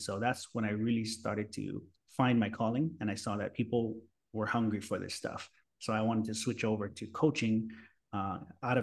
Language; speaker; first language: English; native; English